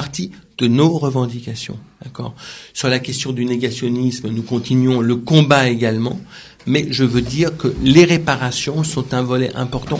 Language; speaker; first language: French; native; French